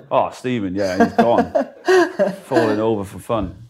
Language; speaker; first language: English; native; English